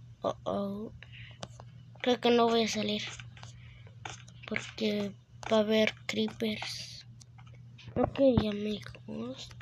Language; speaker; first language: Spanish; early bilingual, heritage; Spanish